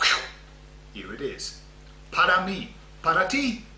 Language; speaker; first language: Spanish; non-native, fluent; English